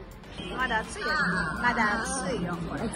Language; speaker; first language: Japanese; non-native, fluent; Filipino